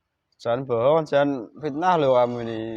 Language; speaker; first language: Indonesian; native; Indonesian